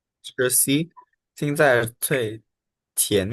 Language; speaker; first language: Chinese; non-native, learner; Indonesian